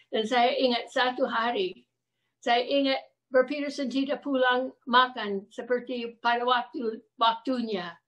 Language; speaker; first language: Indonesian; non-native, fluent; English